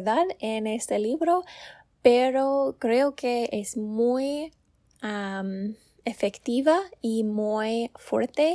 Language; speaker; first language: Spanish; non-native, learner; English